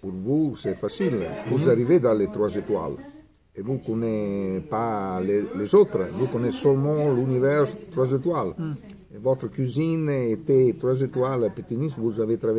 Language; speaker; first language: French; non-native, learner; Italian